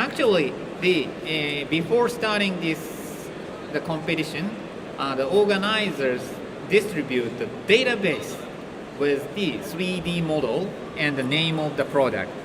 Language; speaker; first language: English; non-native, learner; Japanese